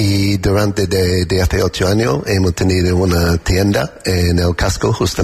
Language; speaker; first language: Spanish; non-native, learner; English